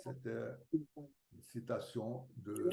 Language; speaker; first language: French; non-native, fluent; Portuguese